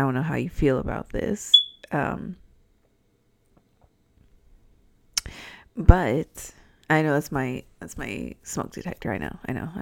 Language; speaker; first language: English; native; English